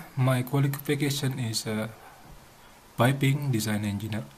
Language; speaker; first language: English; non-native, learner; Indonesian